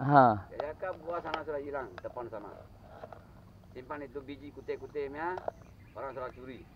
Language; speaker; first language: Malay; non-native, local second language; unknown